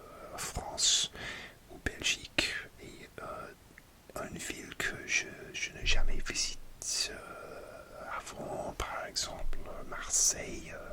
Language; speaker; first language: French; non-native, learner; English